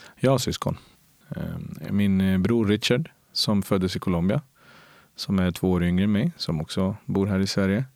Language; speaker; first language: Swedish; early bilingual, other home language; Spanish